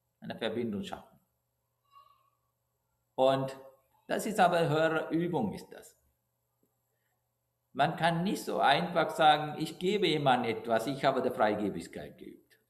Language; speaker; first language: German; non-native, fluent; Sinhala